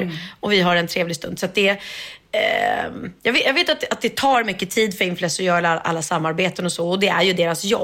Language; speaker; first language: Swedish; native; Swedish